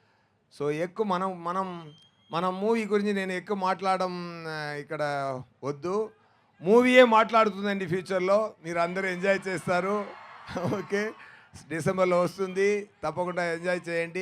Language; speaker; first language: Telugu; non-native, fluent; Tamil